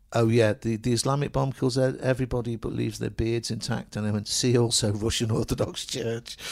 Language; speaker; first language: English; native; English